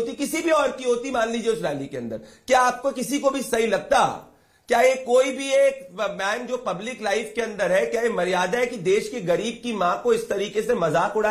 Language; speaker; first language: Hindi; native; Hindi